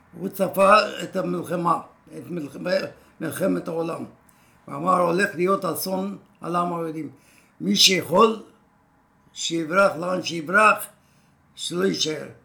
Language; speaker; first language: Hebrew; non-native, fluent; Romanian